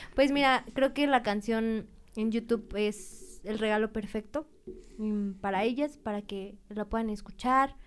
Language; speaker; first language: Spanish; native; Spanish